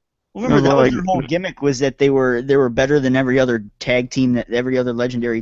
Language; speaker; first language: English; native; English